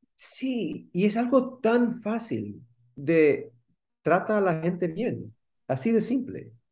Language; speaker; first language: Spanish; early bilingual, heritage; Spanish